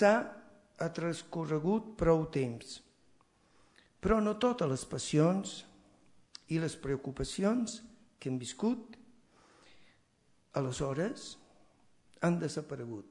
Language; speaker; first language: Catalan; non-native, fluent; Italian